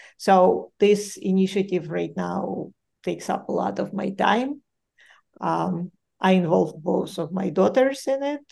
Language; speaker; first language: English; non-native, fluent; Ukrainian